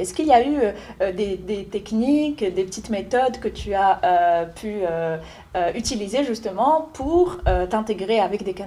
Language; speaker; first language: French; native; French